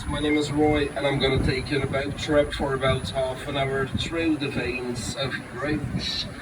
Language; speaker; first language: English; non-native, fluent; Dutch